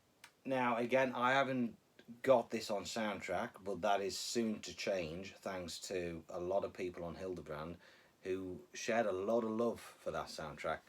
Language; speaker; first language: English; native; English